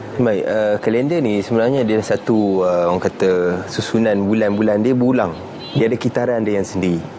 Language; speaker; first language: Malay; native; Malay